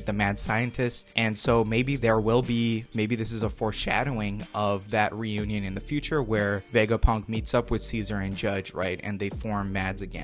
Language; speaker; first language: English; native; English